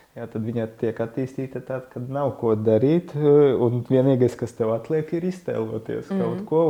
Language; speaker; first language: Latvian; non-native, local second language; Russian